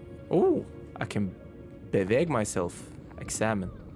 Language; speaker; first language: English; non-native, fluent; Norwegian